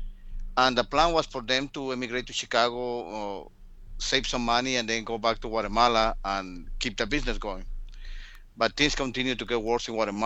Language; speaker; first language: English; early bilingual, other home language; Spanish